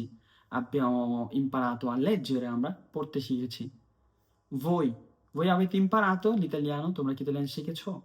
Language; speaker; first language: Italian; non-native, fluent; Bangla